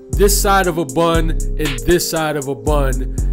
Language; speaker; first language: English; native; English